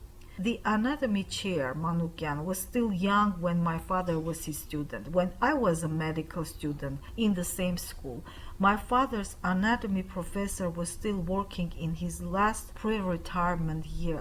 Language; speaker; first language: English; non-native, fluent; Armenian